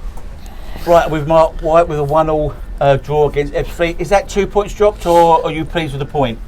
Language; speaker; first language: English; native; English